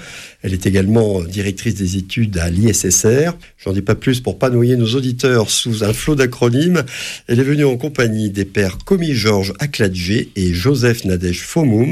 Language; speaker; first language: French; native; French